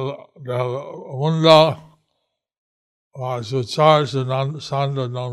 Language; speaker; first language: Spanish; non-native, learner; English